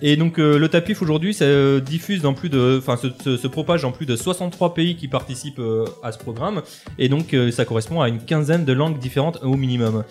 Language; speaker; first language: French; native; French